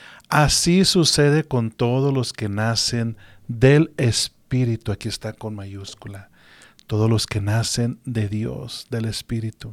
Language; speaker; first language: Spanish; native; Spanish